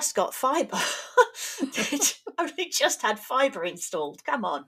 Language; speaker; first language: English; native; English